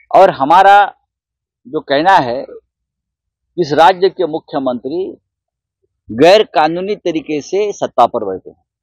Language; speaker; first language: Hindi; non-native, local second language; Marathi